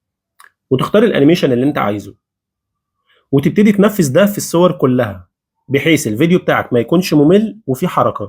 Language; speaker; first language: Arabic; native; Arabic